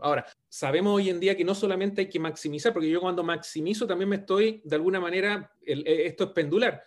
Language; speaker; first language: Spanish; native; Spanish